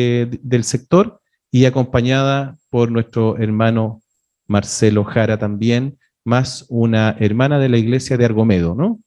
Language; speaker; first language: Spanish; native; Spanish